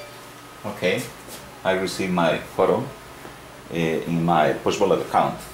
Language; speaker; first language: English; non-native, learner; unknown